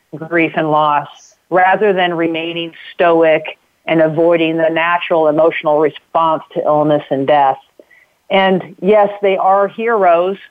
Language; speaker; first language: English; native; English